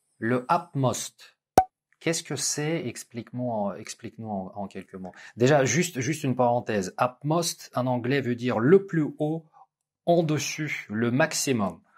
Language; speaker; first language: French; non-native, fluent; Russian